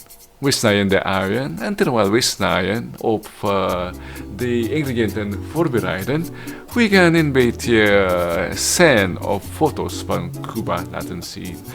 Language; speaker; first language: Dutch; non-native, learner; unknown